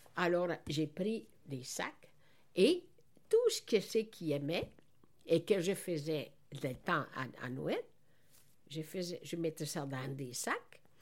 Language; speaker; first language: French; non-native, fluent; Italian